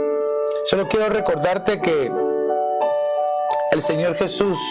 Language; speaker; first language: Spanish; native; Spanish